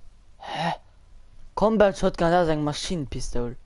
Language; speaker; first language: German; non-native, local second language; Luxembourgish